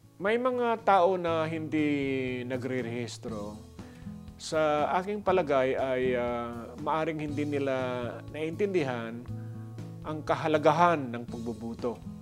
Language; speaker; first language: Filipino; native; Filipino